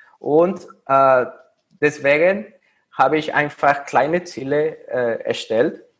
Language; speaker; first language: German; non-native, fluent; Spanish